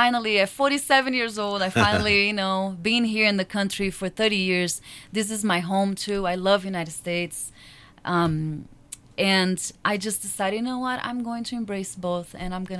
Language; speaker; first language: English; non-native, fluent; Portuguese